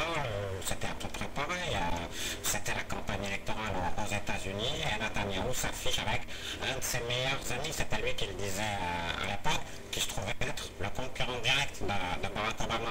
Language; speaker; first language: French; native; French